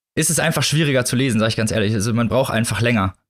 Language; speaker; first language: German; native; German